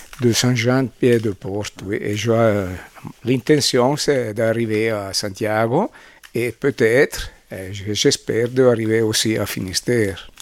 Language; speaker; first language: French; non-native, learner; Italian